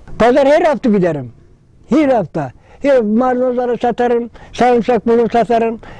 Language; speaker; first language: Turkish; native; Turkish